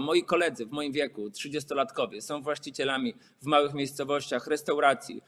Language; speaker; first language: Polish; native; Polish